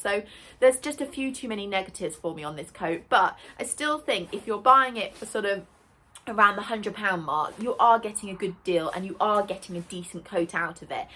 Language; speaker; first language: English; native; English